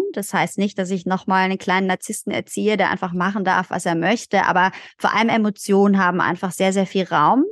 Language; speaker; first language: German; native; German